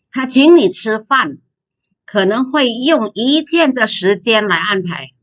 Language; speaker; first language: Chinese; non-native, fluent; Indonesian